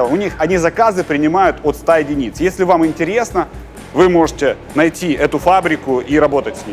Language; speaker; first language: Russian; native; Russian